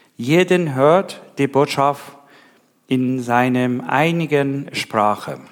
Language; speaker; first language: German; non-native, learner; Persian